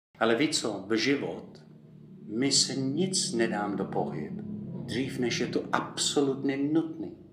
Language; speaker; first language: Czech; non-native, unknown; English